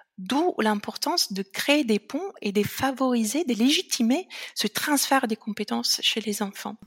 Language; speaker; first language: French; non-native, fluent; Italian